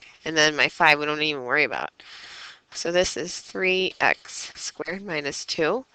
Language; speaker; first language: English; native; English